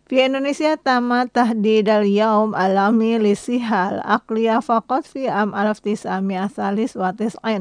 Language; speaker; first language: Arabic; non-native, learner; Indonesian